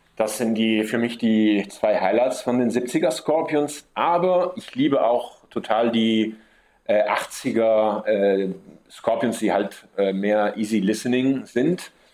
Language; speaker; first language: German; early bilingual, heritage; German